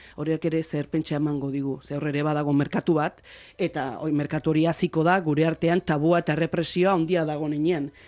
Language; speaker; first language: Basque; native; Basque